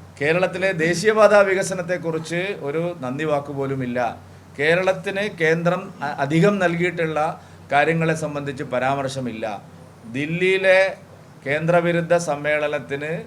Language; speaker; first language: Malayalam; native; Malayalam